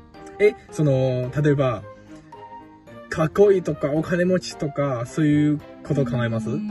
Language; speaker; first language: Japanese; non-native, fluent; Chinese